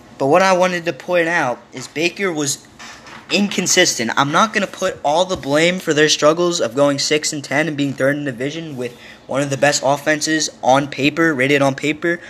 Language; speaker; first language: English; native; English